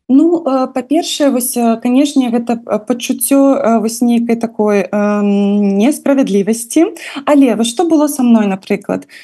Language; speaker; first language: Belarusian; non-native, local second language; Russian